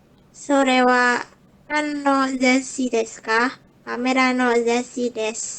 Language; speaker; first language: Japanese; non-native, learner; Indonesian